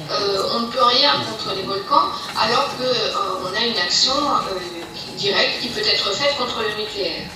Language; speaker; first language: French; native; French